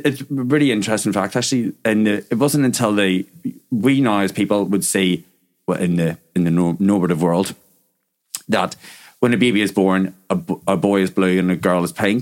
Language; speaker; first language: English; native; English